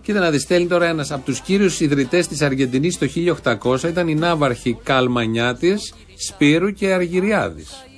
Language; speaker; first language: Greek; native; Greek